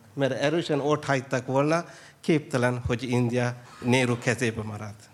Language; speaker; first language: Hungarian; non-native, fluent; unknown